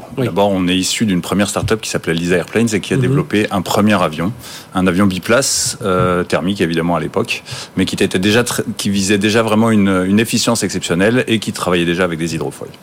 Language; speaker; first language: French; native; French